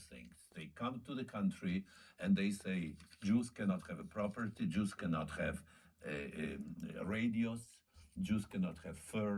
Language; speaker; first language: English; non-native, fluent; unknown